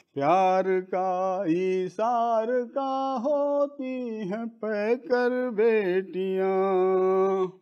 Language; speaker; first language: Urdu; native; Urdu